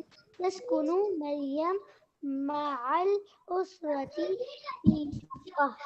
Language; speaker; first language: Arabic; non-native, learner; English